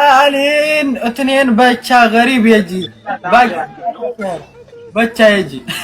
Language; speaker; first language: Arabic; non-native, learner; Amharic